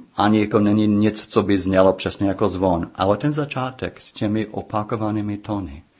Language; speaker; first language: Czech; non-native, fluent; English